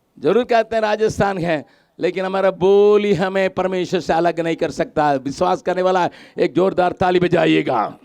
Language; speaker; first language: Hindi; non-native, local second language; Tamil